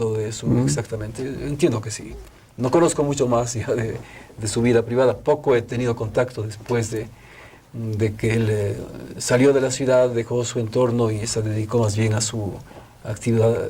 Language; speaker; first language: Spanish; native; Spanish